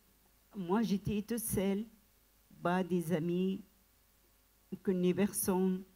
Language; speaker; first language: French; non-native, learner; Arabic